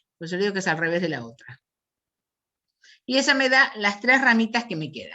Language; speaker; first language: Spanish; native; Spanish